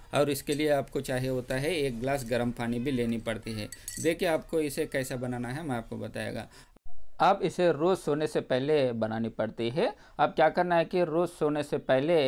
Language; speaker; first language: Hindi; non-native, local second language; Telugu